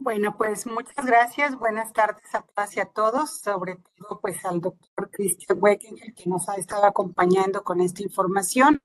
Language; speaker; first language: Spanish; native; Spanish